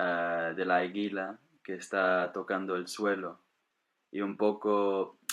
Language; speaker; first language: Spanish; non-native, fluent; English